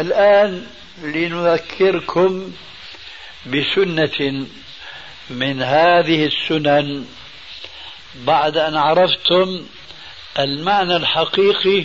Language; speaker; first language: Arabic; early bilingual, other home language; Albanian